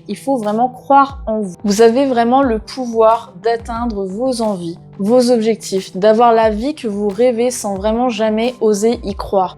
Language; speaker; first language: French; native; French